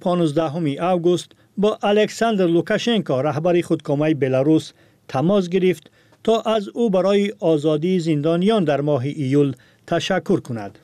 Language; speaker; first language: Persian; native; Persian